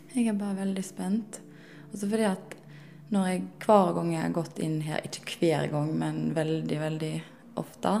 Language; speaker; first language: Norwegian; native; Norwegian